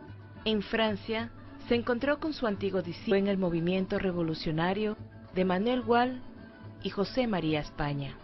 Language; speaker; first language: Spanish; native; Spanish